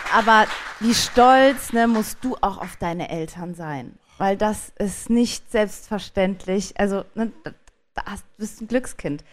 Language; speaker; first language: German; native; German